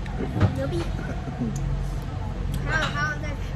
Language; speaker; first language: Chinese; native; Chinese